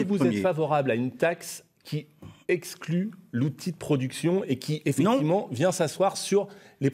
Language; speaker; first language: French; native; French